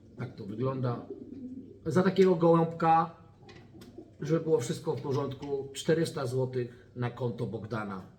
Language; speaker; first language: Polish; native; Polish